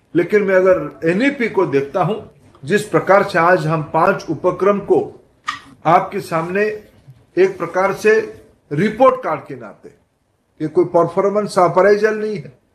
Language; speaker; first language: Hindi; non-native, local second language; Odia